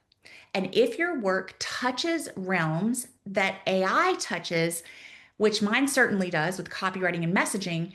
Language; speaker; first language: English; native; English